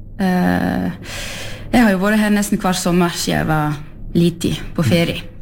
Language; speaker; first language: Norwegian; early bilingual, heritage; French